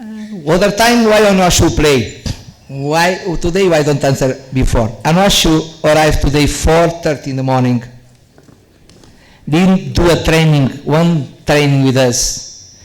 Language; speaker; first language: English; non-native, learner; Portuguese